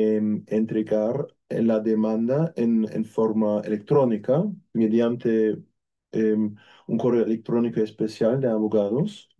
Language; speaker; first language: Spanish; non-native, fluent; German